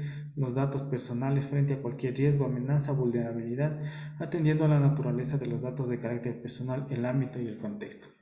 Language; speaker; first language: Spanish; native; Spanish